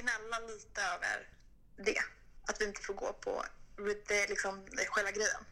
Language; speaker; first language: Swedish; native; Swedish